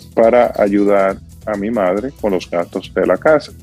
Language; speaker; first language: Spanish; native; Spanish